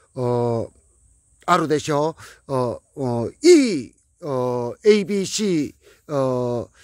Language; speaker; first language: Japanese; non-native, learner; Korean